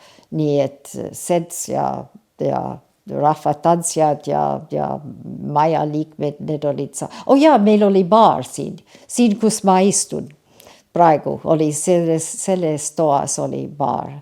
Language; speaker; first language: Estonian; early bilingual, heritage; Estonian